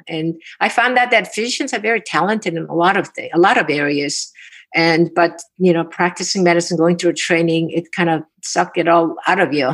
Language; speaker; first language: English; non-native, fluent; Korean